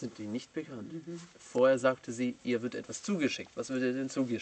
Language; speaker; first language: German; native; German